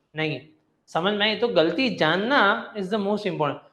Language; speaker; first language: Hindi; non-native, local second language; Gujarati